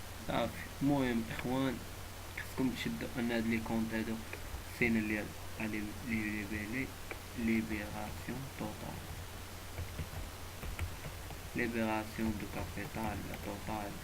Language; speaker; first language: Arabic; native; Arabic